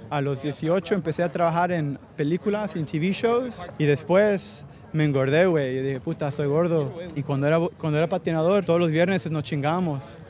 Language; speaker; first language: Spanish; early bilingual, heritage; Spanish